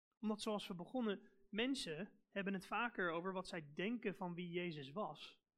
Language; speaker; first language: Dutch; non-native, fluent; English